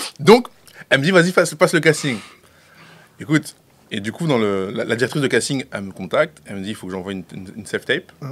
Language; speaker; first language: French; non-native, local second language; Sango